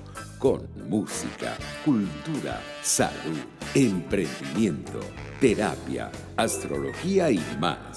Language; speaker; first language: Spanish; native; Spanish